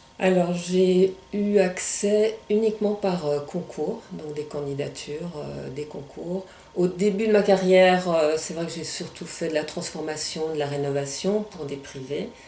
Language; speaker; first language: French; non-native, local second language; German